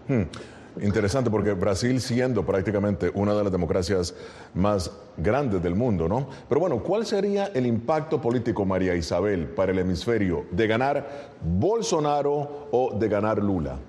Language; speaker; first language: Spanish; native; Spanish